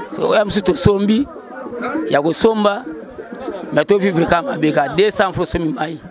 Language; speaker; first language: Lingala; native; Lingala